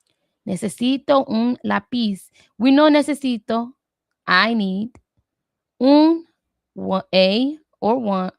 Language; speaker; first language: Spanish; non-native, learner; English